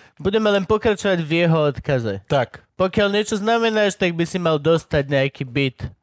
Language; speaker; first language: Slovak; native; Slovak